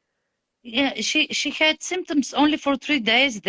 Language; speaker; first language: English; non-native, fluent; Bulgarian